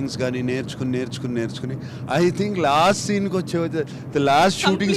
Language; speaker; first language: Telugu; native; Telugu